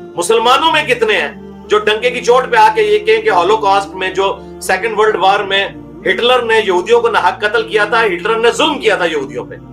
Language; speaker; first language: Urdu; non-native, local second language; Punjabi